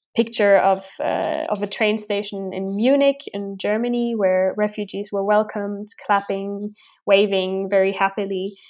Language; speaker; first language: English; non-native, fluent; German